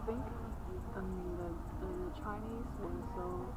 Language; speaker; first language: English; non-native, learner; Chinese